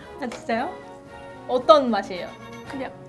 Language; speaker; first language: Korean; non-native, learner; English